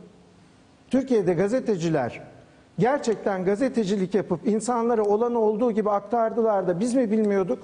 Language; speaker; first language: Turkish; native; Turkish